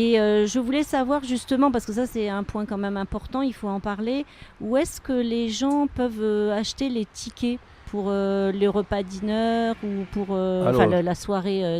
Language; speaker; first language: French; native; French